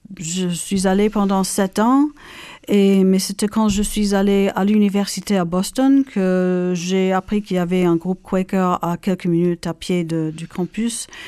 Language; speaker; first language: French; non-native, fluent; English